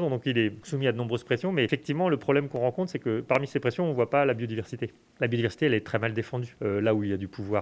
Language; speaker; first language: French; native; French